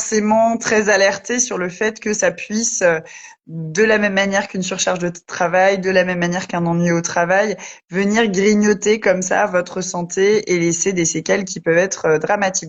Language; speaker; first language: French; native; French